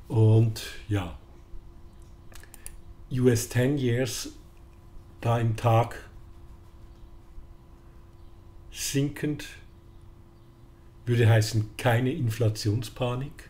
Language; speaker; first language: German; native; German